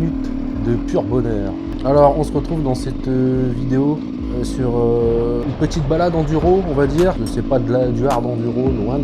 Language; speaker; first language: French; native; French